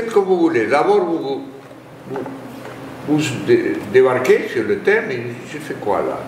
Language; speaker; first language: French; non-native, fluent; Spanish